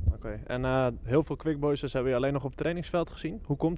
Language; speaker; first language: Dutch; native; Dutch